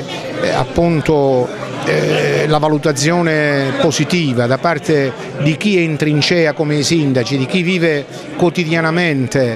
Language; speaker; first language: Italian; native; Italian